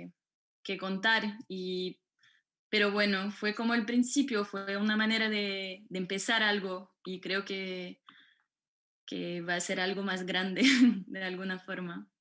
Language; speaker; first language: Spanish; non-native, fluent; French